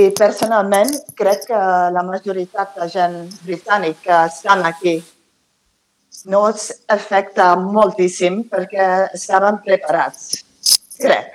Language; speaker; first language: Catalan; non-native, fluent; English